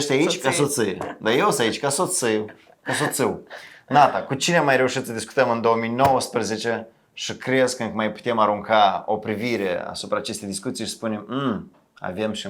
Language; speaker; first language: Romanian; native; Romanian